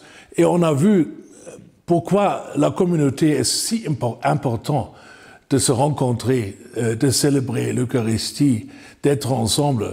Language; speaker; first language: French; non-native, fluent; German